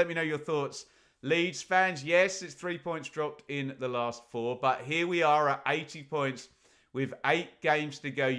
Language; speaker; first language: English; native; English